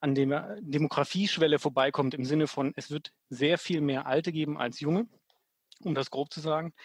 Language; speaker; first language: German; native; German